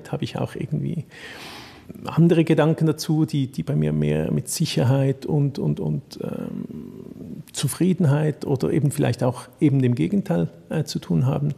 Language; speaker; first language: German; native; German